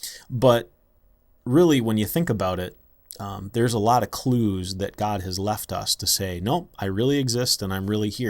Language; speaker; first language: English; native; English